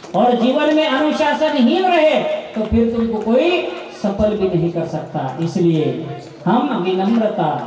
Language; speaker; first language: Hindi; non-native, local second language; Marathi